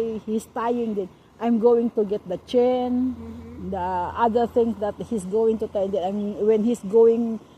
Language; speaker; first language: English; non-native, local second language; Cebuano